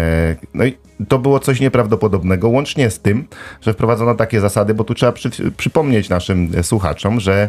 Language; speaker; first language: Polish; native; Polish